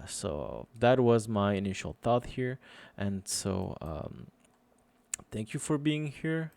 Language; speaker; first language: English; non-native, fluent; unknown